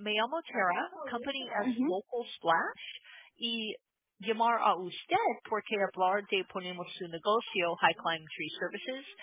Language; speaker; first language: Spanish; non-native, learner; English